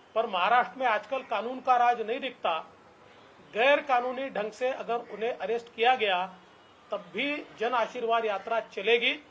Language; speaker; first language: Hindi; non-native, local second language; Marathi